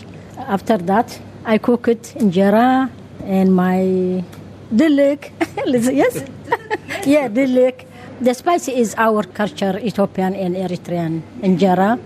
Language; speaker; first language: English; non-native, learner; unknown